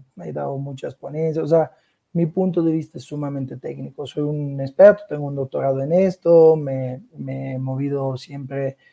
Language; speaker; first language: Spanish; non-native, fluent; Italian